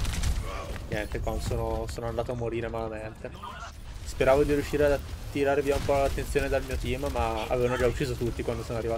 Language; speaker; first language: Italian; native; Italian